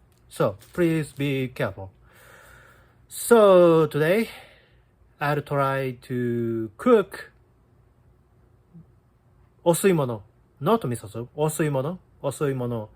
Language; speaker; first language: English; non-native, learner; Japanese